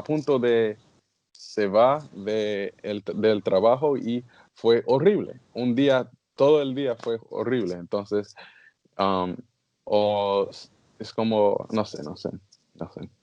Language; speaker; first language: Spanish; non-native, learner; English